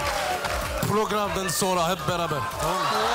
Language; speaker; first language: Turkish; non-native, learner; French